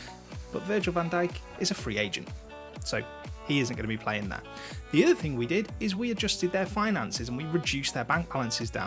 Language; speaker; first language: English; native; English